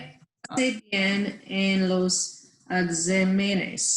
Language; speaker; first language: Spanish; non-native, learner; English